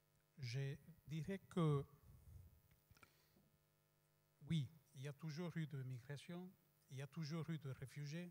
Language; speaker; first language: French; non-native, fluent; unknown